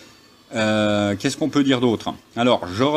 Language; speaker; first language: French; native; French